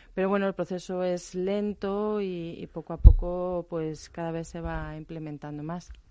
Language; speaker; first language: Spanish; non-native, fluent; German